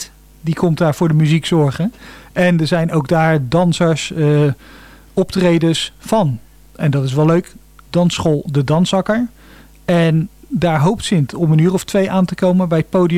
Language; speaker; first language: Dutch; native; Dutch